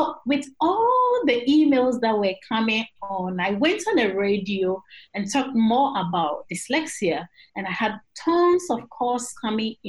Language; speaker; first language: English; non-native, local second language; Akan